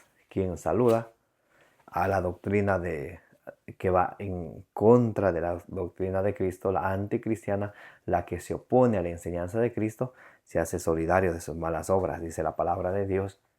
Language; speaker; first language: Spanish; native; Spanish